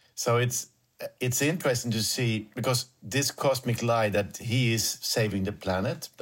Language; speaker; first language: English; non-native, fluent; Swedish